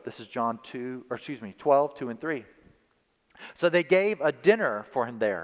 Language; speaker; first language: English; native; English